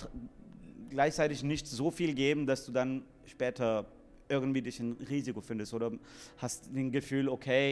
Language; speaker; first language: German; non-native, fluent; English